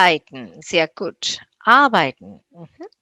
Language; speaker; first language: German; non-native, fluent; Tamil